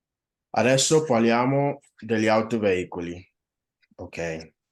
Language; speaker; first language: Italian; non-native, fluent; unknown